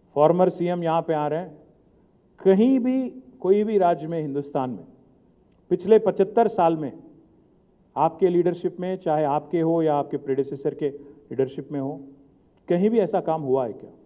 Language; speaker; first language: Hindi; non-native, local second language; Telugu